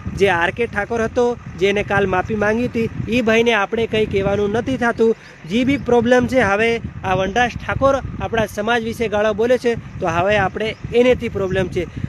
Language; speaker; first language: Gujarati; non-native, local second language; Bhili